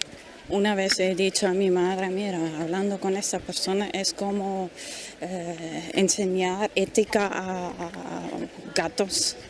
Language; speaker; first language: Spanish; non-native, fluent; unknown